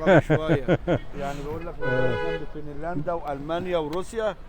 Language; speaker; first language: Arabic; native; Arabic